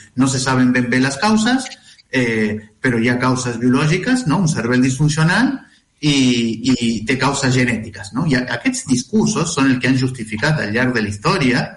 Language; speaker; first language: Catalan; non-native, fluent; Spanish